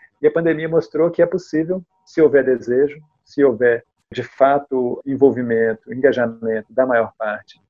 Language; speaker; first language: Portuguese; native; Portuguese